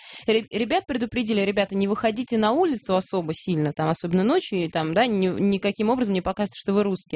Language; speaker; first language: Russian; native; Russian